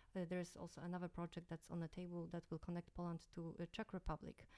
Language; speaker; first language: English; non-native, fluent; Polish